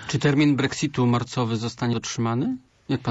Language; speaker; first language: Polish; native; Polish